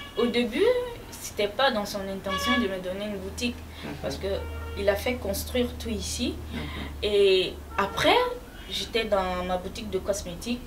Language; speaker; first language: French; non-native, local second language; Fula